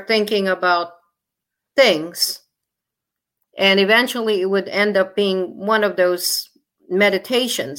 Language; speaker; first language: English; non-native, local second language; Filipino